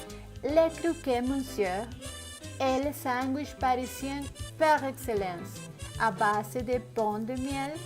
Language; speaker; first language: French; non-native, learner; Spanish